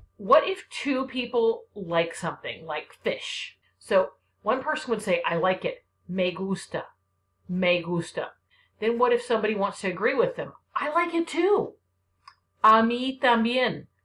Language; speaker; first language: English; native; English